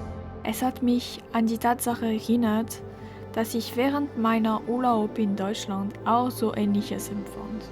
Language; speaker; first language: German; non-native, learner; French